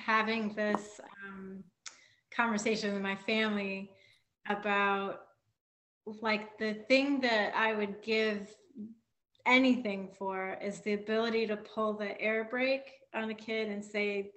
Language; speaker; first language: English; native; English